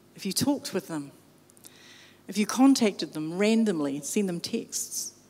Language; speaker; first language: English; native; English